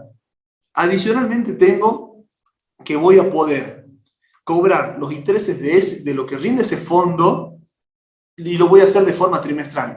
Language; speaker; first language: Spanish; native; Spanish